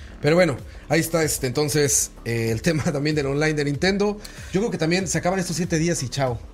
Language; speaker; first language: Spanish; native; Spanish